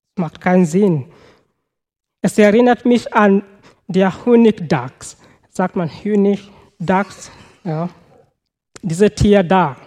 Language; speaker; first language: German; non-native, fluent; Swahili